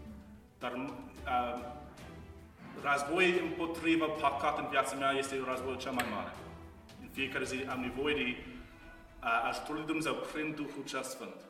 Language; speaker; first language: Romanian; non-native, learner; English